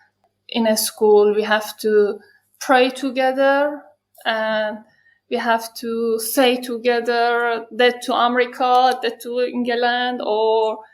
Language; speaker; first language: English; non-native, learner; Persian